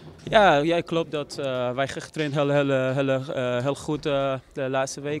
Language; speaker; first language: Dutch; non-native, learner; Persian